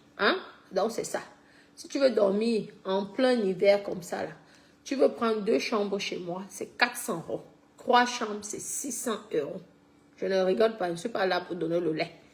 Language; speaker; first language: French; native; French